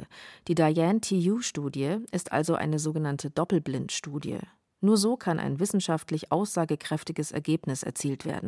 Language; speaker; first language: German; native; German